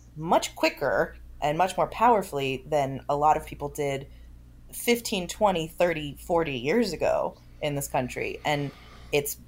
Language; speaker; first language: English; native; English